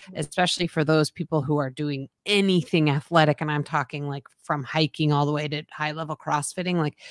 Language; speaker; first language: English; native; English